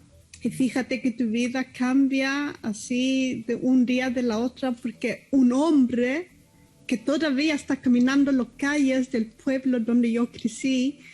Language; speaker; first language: Spanish; early bilingual, heritage; Spanish